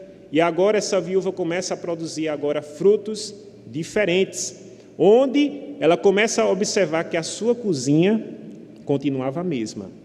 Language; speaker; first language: Portuguese; native; Portuguese